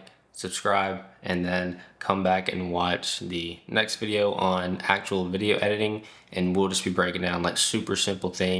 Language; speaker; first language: English; native; English